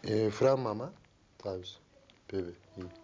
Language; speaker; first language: Dutch; non-native, learner; Turkish